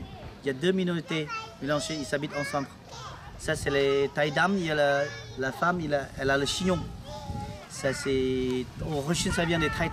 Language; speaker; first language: French; non-native, local second language; Lao